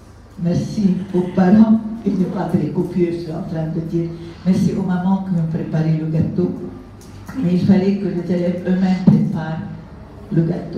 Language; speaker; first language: French; non-native, local second language; Arabic